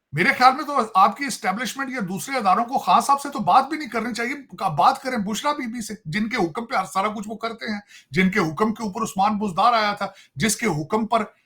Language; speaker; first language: Urdu; non-native, local second language; Punjabi